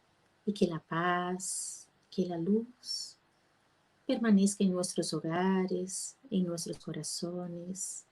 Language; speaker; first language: Spanish; non-native, fluent; Portuguese